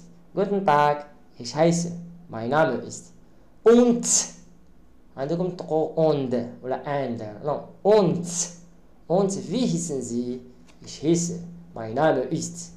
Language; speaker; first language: German; non-native, learner; Arabic